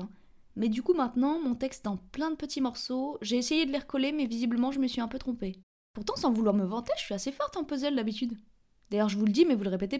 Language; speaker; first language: French; native; French